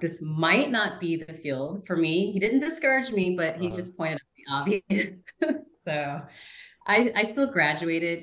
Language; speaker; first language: English; native; English